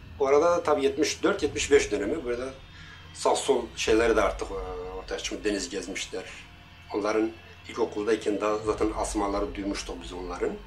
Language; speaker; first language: Turkish; non-native, local second language; Kurdish